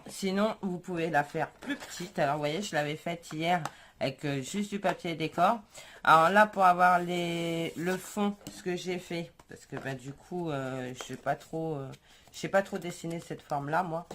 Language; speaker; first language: French; native; French